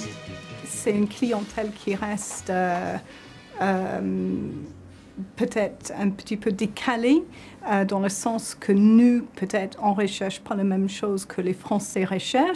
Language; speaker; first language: French; non-native, fluent; English